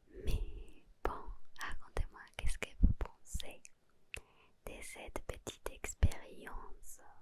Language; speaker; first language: French; non-native, learner; Spanish